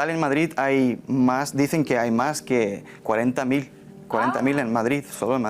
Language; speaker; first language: Spanish; non-native, learner; Ukrainian